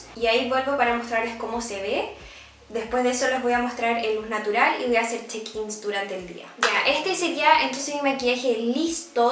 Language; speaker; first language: Spanish; native; Spanish